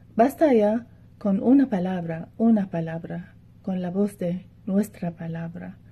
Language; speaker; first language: Spanish; non-native, fluent; Arabic